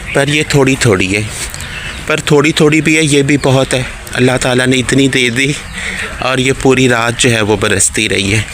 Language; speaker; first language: Urdu; non-native, local second language; Punjabi